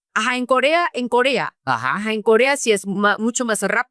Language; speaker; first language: Spanish; non-native, fluent; Korean